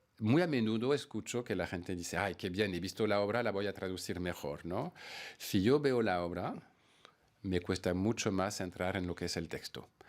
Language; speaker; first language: Spanish; non-native, fluent; French